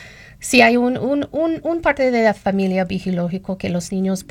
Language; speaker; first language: Spanish; non-native, learner; English